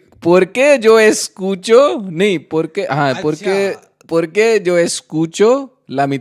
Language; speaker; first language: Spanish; non-native, learner; Hindi